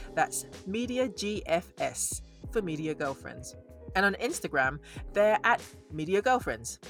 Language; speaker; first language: English; native; English